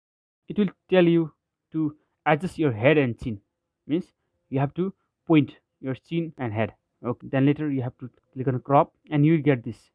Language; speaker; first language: English; non-native, fluent; Nepali